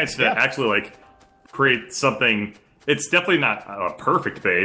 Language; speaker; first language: English; native; English